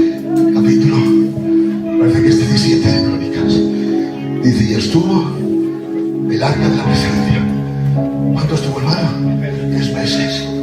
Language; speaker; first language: Spanish; native; Spanish